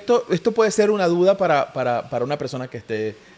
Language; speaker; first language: Spanish; native; Spanish